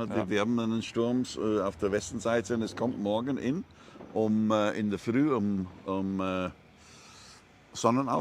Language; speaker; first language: German; non-native, learner; English